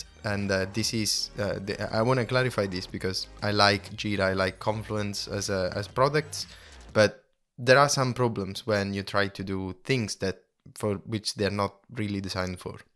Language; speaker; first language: English; non-native, fluent; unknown